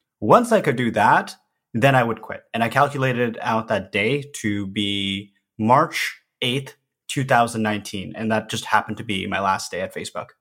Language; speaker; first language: English; early bilingual, other home language; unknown